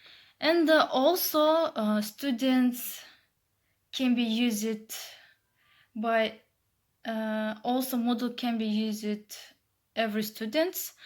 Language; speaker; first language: English; non-native, learner; Kazakh